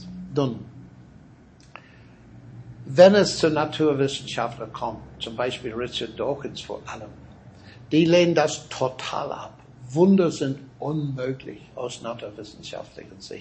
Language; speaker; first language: German; non-native, fluent; English